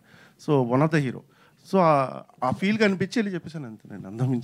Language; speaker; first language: Telugu; native; Telugu